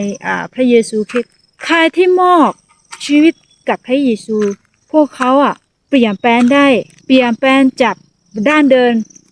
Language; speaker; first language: Thai; non-native, fluent; Akha